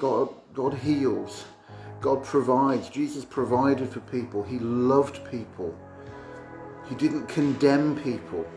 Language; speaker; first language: English; native; English